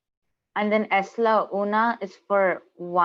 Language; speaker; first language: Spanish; non-native, learner; English